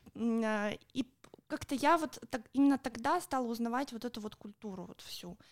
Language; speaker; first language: Russian; native; Russian